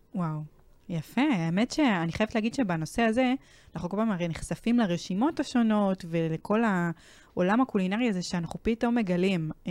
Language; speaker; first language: Hebrew; native; Hebrew